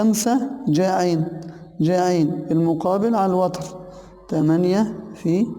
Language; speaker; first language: Arabic; native; Arabic